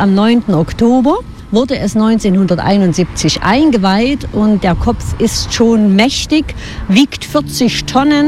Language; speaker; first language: German; native; German